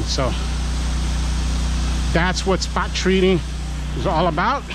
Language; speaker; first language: English; native; English